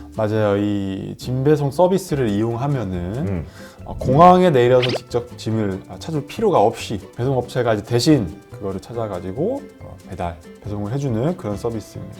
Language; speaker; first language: Korean; non-native, fluent; Finnish